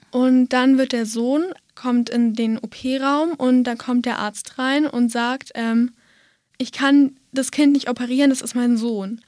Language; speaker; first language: German; native; German